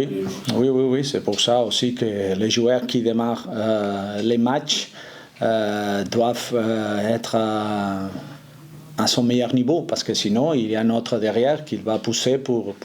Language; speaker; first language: French; non-native, fluent; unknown